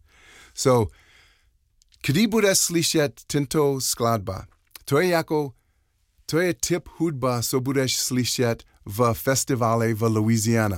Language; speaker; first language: Czech; non-native, learner; English